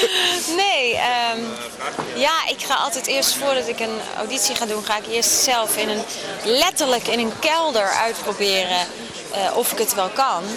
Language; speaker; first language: Dutch; native; Dutch